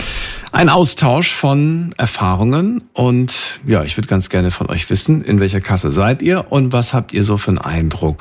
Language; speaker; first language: German; native; German